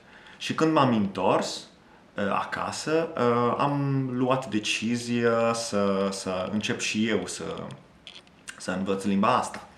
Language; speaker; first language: Romanian; non-native, fluent; Italian